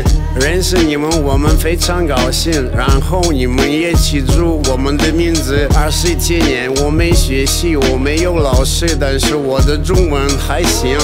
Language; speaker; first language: Chinese; early bilingual, heritage; Russian